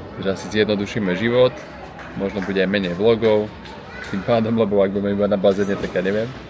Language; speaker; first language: Slovak; native; Slovak